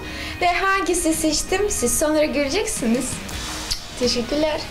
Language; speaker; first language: Turkish; non-native, learner; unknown